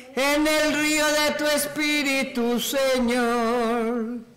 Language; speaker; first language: Spanish; native; Spanish